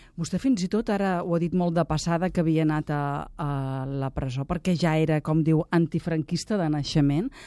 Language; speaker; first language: Catalan; native; Catalan